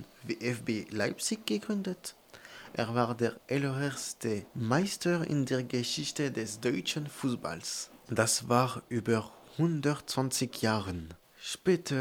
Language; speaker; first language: German; native; German